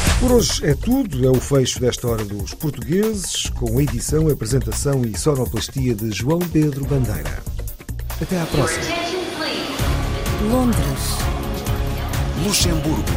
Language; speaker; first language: Portuguese; native; Portuguese